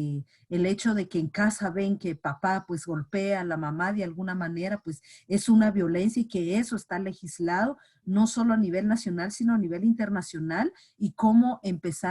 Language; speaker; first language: Spanish; native; Spanish